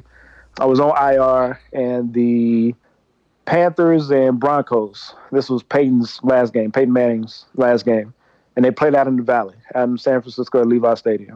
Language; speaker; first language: English; native; English